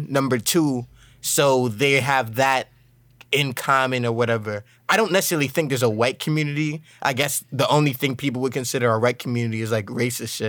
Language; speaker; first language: English; native; English